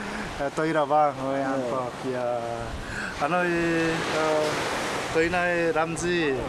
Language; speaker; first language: Vietnamese; non-native, learner; Korean